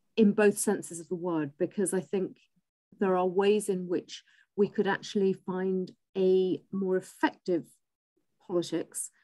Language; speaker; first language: English; native; English